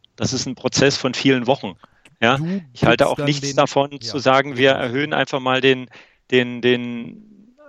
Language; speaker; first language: German; native; German